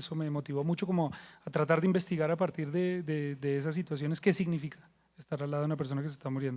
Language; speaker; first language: Spanish; native; Spanish